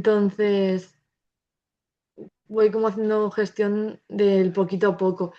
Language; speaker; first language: Spanish; native; Spanish